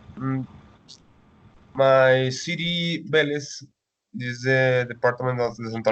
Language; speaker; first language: English; non-native, learner; Spanish